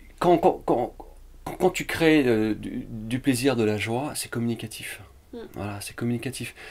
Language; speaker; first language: French; early bilingual, other home language; Vietnamese